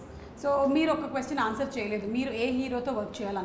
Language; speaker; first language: Telugu; native; Telugu